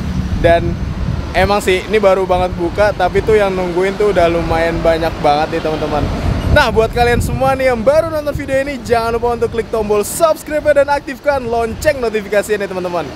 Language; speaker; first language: Indonesian; native; Indonesian